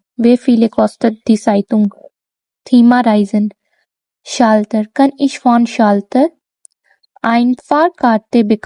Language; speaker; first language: German; non-native, learner; Urdu